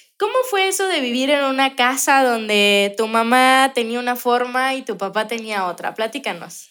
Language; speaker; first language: Spanish; native; Spanish